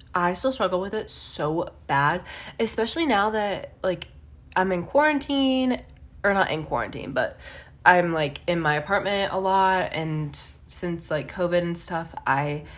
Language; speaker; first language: English; native; English